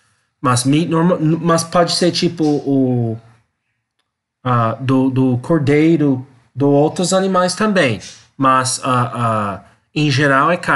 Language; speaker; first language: Portuguese; non-native, learner; English